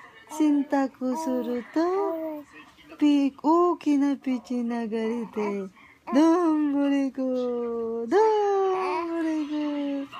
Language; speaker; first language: Japanese; non-native, learner; Filipino